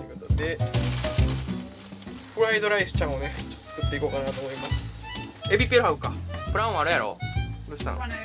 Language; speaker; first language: Japanese; native; Japanese